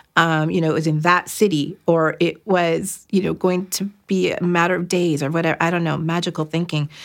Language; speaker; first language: English; native; English